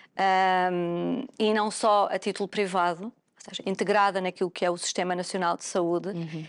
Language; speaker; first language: Portuguese; native; Portuguese